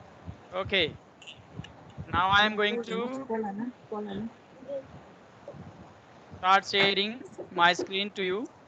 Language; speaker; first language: English; non-native, local second language; Marathi